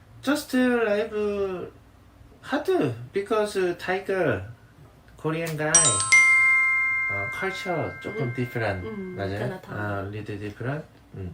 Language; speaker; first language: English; non-native, learner; Korean